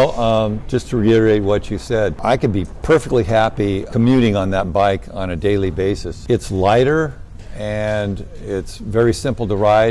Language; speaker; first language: English; native; English